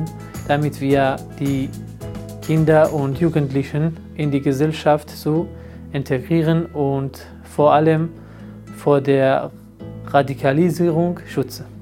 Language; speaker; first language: German; non-native, fluent; Persian